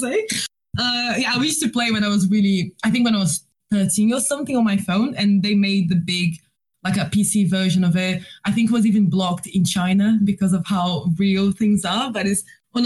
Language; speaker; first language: English; non-native, fluent; Portuguese